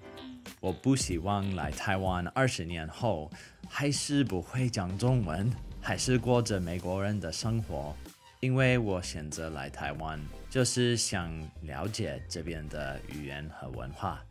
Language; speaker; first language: Chinese; non-native, fluent; English